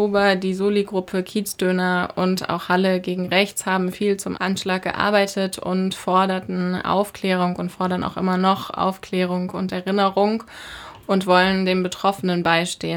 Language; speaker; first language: German; native; German